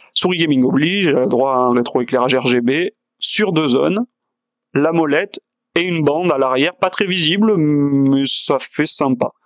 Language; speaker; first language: French; native; French